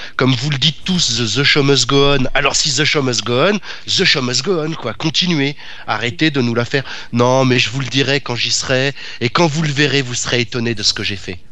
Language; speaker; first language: French; native; French